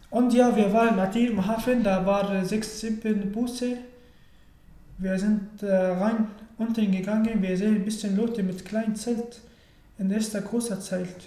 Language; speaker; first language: German; non-native, learner; Arabic